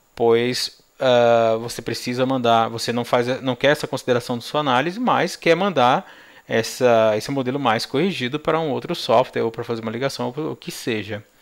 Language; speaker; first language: Portuguese; native; Portuguese